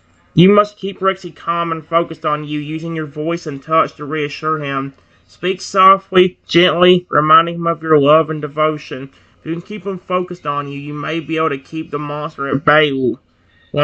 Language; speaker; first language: English; native; English